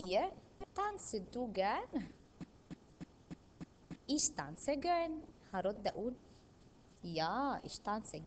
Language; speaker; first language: German; non-native, fluent; Arabic